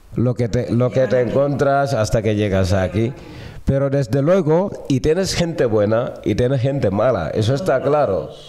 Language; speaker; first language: Spanish; early bilingual, other home language; Wolof